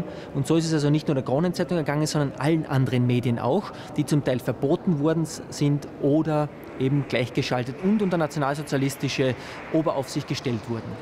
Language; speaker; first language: German; native; German